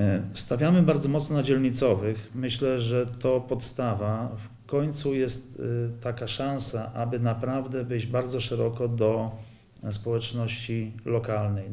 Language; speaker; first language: Polish; native; Polish